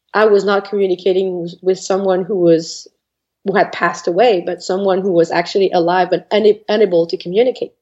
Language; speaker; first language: English; non-native, fluent; French